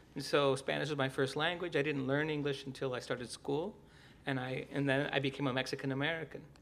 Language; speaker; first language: English; early bilingual, other home language; Spanish